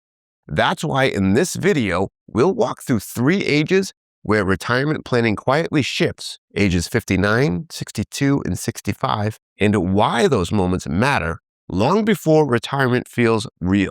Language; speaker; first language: English; native; English